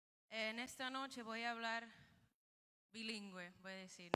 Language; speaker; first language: Spanish; early bilingual, heritage; Spanish